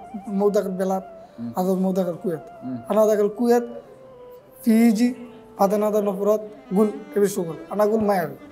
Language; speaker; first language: Arabic; non-native, learner; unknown